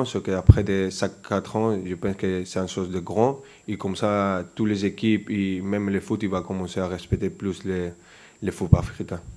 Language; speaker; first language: French; non-native, fluent; Spanish